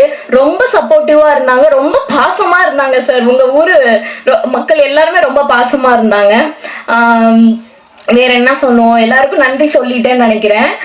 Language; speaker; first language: Tamil; native; Tamil